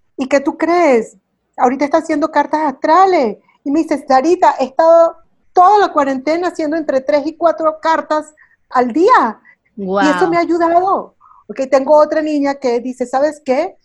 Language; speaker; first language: Spanish; early bilingual, heritage; Spanish